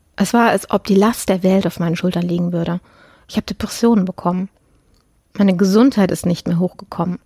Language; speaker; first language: German; early bilingual, other home language; Polish